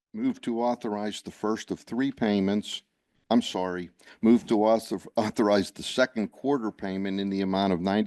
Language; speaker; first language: English; native; English